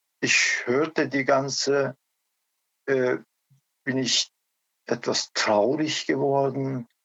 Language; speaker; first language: German; non-native, learner; Turkish